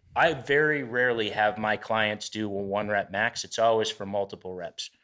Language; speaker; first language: English; native; English